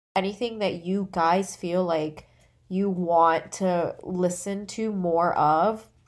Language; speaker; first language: English; native; English